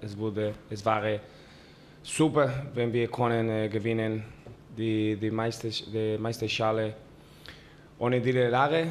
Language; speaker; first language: German; non-native, learner; Spanish